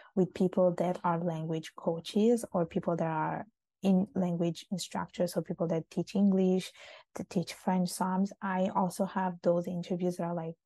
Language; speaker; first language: English; non-native, fluent; Italian